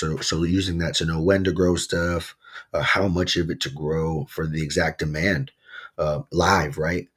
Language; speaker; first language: English; native; English